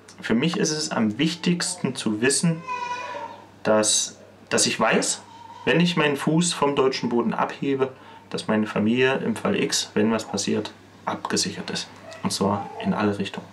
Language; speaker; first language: German; native; German